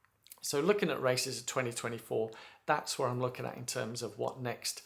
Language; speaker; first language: English; native; English